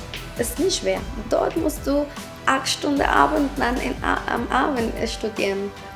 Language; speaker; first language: German; non-native, fluent; Spanish